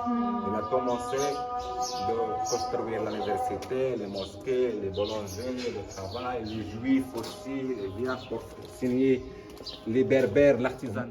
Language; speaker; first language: French; non-native, local second language; Arabic